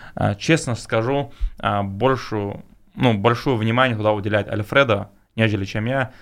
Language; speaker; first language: Russian; non-native, local second language; Chechen